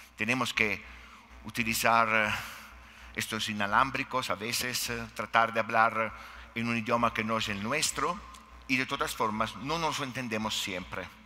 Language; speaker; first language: Spanish; non-native, fluent; Italian